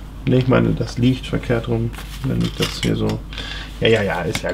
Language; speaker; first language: German; native; German